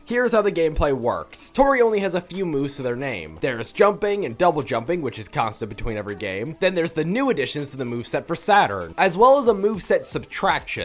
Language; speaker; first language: English; native; English